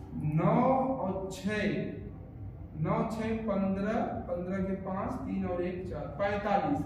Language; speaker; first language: Hindi; native; Hindi